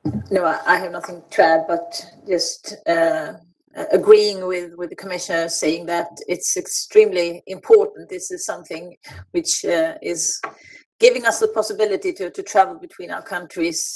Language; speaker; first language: English; non-native, fluent; Swedish